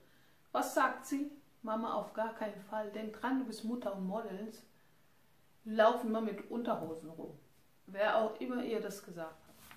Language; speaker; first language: German; non-native, fluent; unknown